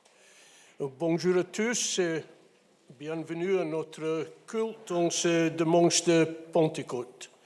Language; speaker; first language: French; non-native, fluent; English